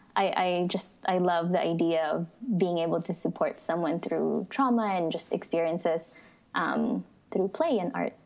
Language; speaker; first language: English; non-native, local second language; Filipino